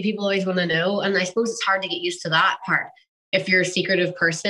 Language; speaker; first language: English; native; English